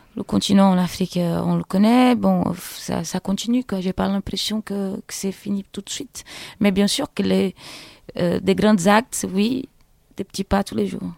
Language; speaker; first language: French; non-native, fluent; Portuguese